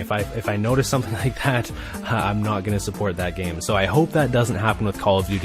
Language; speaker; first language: English; native; English